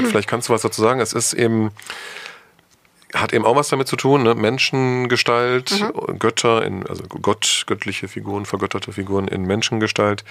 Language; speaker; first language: German; native; German